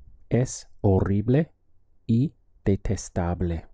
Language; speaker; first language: Spanish; non-native, fluent; English